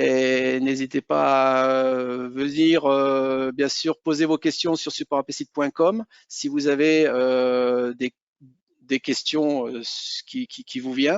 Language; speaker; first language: French; native; French